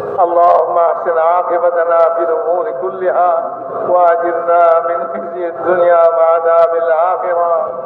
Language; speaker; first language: Arabic; non-native, fluent; Bangla